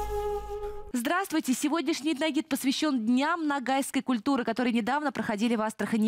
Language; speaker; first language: Russian; native; Russian